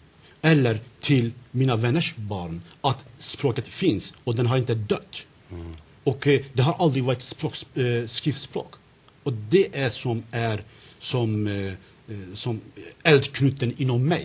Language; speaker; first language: Swedish; non-native, fluent; Zaza